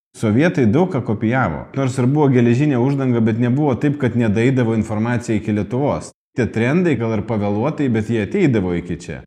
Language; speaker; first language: Lithuanian; non-native, local second language; Russian